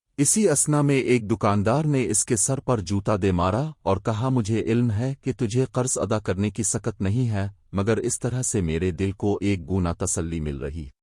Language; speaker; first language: Urdu; native; Urdu